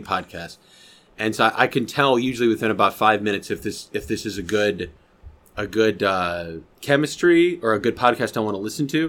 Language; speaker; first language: English; native; English